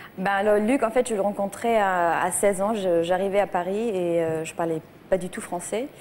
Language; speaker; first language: French; non-native, fluent; German